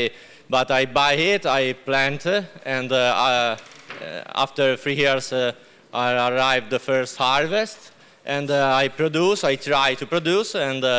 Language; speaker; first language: English; non-native, learner; Italian